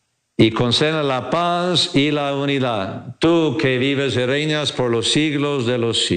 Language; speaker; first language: Spanish; non-native, fluent; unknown